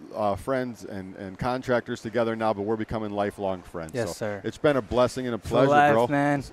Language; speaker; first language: English; native; English